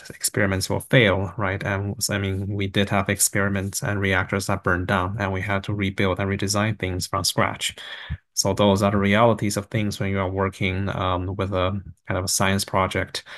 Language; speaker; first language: English; non-native, fluent; Chinese